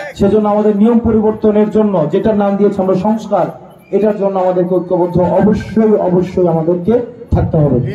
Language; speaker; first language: Bangla; native; Bangla